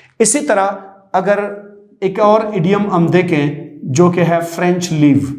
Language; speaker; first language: Urdu; non-native, local second language; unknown